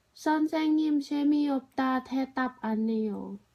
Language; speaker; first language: Korean; non-native, learner; Thai